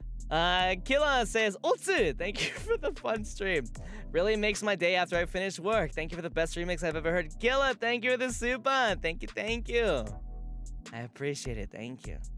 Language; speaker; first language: English; native; English